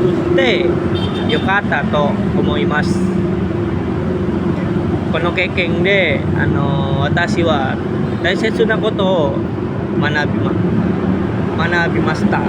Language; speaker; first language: Japanese; non-native, learner; Indonesian